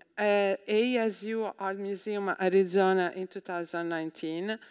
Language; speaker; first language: English; non-native, fluent; Italian